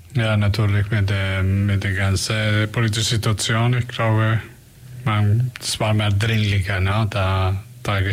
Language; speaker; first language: German; non-native, fluent; Spanish